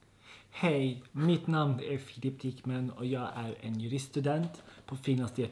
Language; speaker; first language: Swedish; native; Swedish